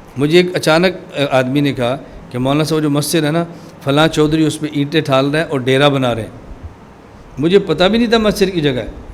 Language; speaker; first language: Urdu; non-native, local second language; Punjabi